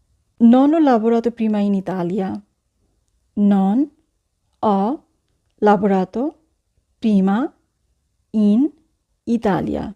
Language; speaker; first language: Italian; non-native, fluent; Bangla